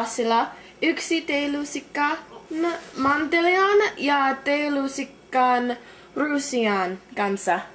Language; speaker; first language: Finnish; non-native, learner; English